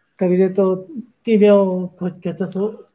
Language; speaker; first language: Czech; non-native, learner; Korean